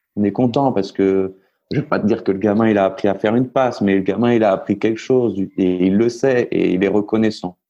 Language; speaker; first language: French; native; French